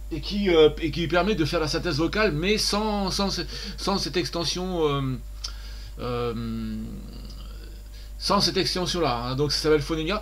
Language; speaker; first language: French; native; French